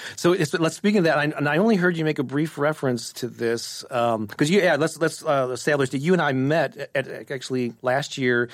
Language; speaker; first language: English; native; English